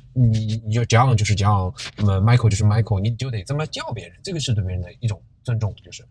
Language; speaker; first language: Chinese; native; Chinese